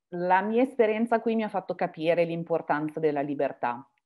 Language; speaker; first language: Italian; native; Italian